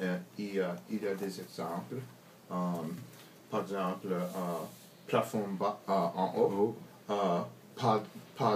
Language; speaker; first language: French; non-native, learner; English